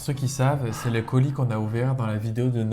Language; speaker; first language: French; native; French